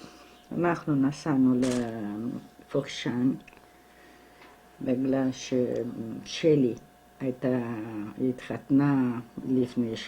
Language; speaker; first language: Hebrew; non-native, fluent; Romanian